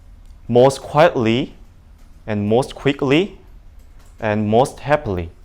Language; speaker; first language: English; non-native, learner; Indonesian